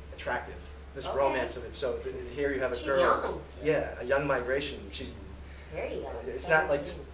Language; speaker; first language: English; native; English